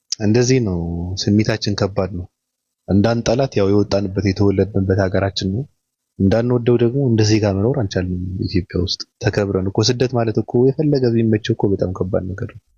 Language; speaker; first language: Amharic; native; Amharic